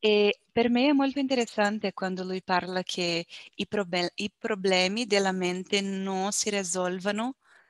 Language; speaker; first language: Italian; non-native, learner; Portuguese